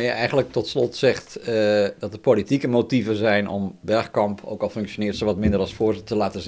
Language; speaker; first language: Dutch; native; Dutch